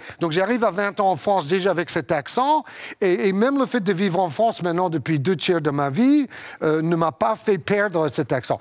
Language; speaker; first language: French; non-native, fluent; English